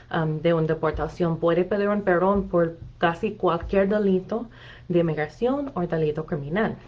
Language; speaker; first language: Spanish; non-native, fluent; English